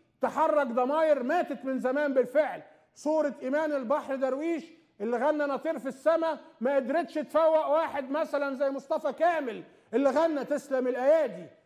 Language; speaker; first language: Arabic; native; Arabic